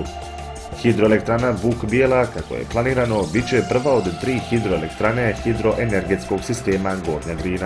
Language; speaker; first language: Bosnian; native; Bosnian